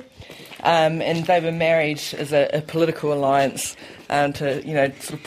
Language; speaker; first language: English; native; English